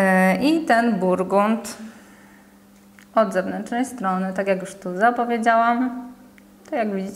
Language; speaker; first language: Polish; native; Polish